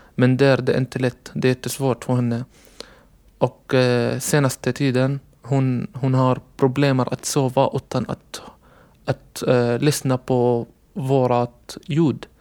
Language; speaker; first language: Swedish; non-native, learner; Arabic